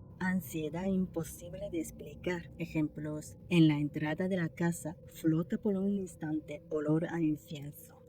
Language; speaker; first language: Spanish; non-native, fluent; Japanese